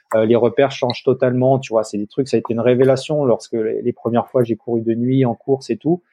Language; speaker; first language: French; native; French